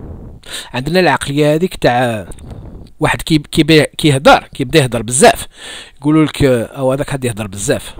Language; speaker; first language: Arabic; native; Arabic